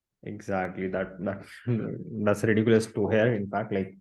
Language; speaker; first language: English; non-native, local second language; Hindi